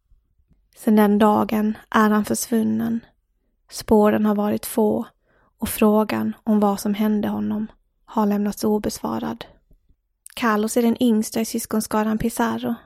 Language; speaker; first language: Swedish; native; Swedish